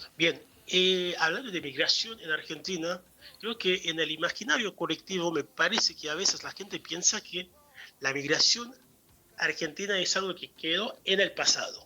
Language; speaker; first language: Spanish; non-native, fluent; Haitian Creole